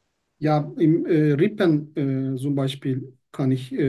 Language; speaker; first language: German; non-native, learner; Turkish